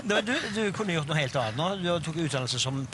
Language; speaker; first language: Norwegian; native; Norwegian